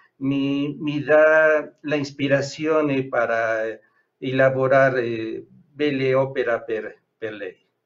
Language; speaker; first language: Italian; non-native, learner; Spanish